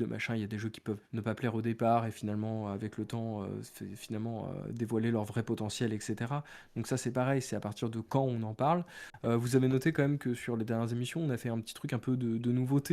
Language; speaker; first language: French; native; French